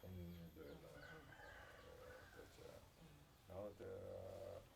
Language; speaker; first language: Chinese; non-native, learner; Indonesian